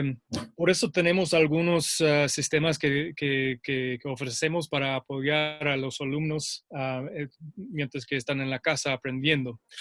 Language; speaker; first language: Spanish; non-native, fluent; English